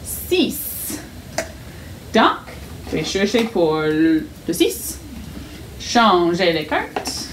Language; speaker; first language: French; non-native, fluent; English